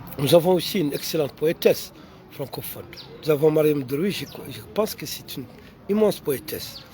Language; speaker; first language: French; non-native, local second language; Arabic